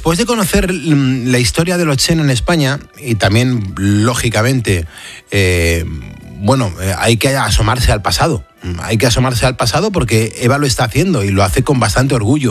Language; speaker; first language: Spanish; native; Spanish